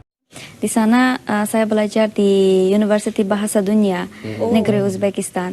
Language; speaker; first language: Indonesian; non-native, learner; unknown